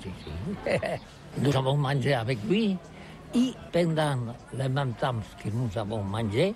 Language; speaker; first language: French; non-native, learner; Catalan